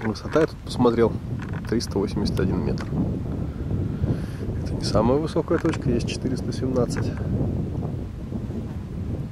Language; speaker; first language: Russian; native; Russian